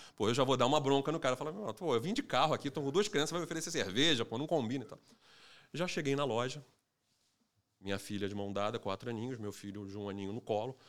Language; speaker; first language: Portuguese; native; Portuguese